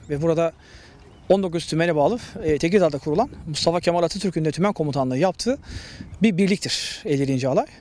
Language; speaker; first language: Turkish; native; Turkish